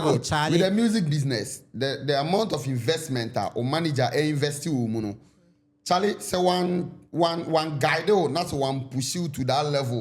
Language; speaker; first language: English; non-native, local second language; Akan